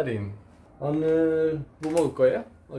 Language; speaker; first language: Korean; non-native, learner; Spanish